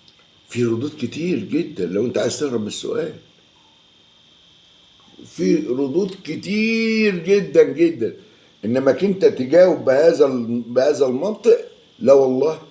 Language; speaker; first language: Arabic; native; Arabic